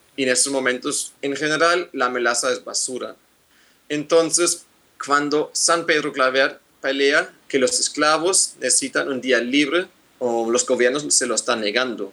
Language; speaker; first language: Spanish; non-native, fluent; German